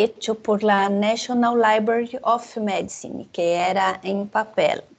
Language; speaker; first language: Spanish; non-native, fluent; Portuguese